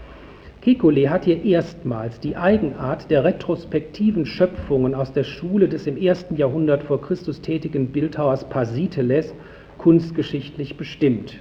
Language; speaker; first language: German; native; German